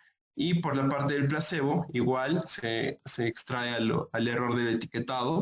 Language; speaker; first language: Spanish; native; Spanish